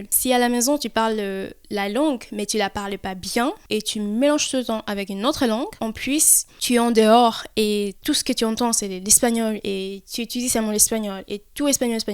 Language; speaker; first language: French; early bilingual, heritage; French